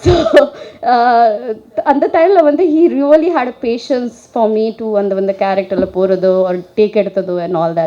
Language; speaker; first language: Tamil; non-native, learner; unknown